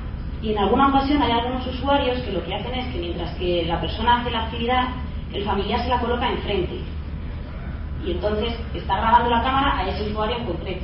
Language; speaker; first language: Spanish; native; Spanish